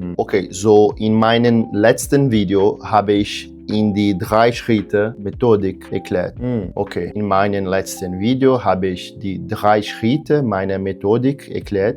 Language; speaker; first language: German; non-native, learner; Portuguese